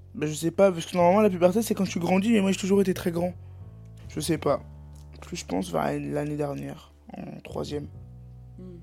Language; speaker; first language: French; native; French